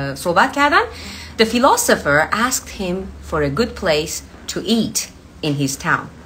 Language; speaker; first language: English; non-native, fluent; Persian